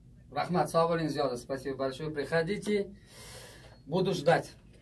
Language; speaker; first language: Russian; non-native, local second language; Uzbek